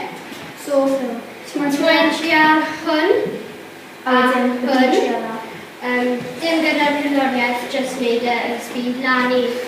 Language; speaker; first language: Welsh; non-native, local second language; English